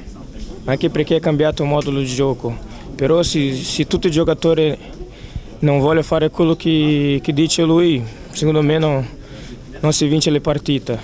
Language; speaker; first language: Italian; non-native, fluent; Portuguese